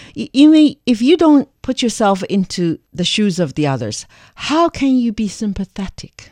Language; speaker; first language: English; non-native, fluent; Chinese